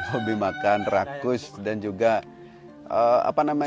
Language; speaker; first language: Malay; non-native, local second language; Balinese